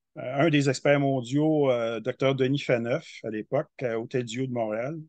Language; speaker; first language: French; native; French